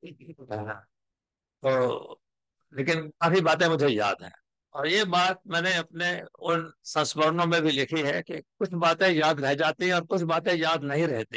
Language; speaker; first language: Hindi; native; Hindi